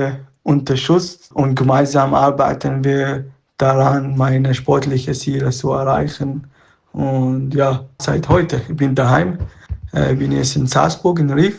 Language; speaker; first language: German; non-native, learner; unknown